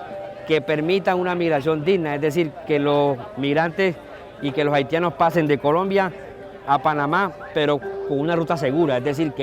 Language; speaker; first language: Spanish; native; Spanish